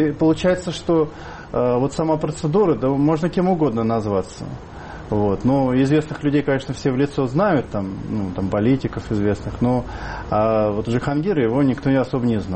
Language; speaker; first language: Russian; native; Russian